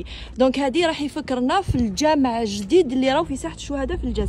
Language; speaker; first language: Arabic; native; Arabic